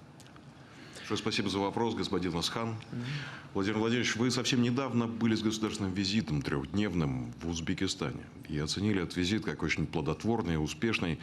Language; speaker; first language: Russian; native; Russian